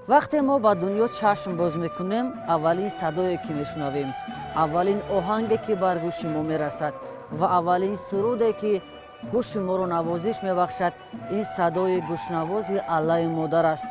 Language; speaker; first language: Persian; native; Persian